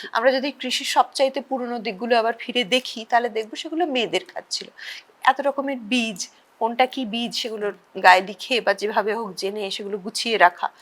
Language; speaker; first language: Bangla; native; Bangla